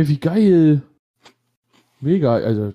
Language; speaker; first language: German; native; German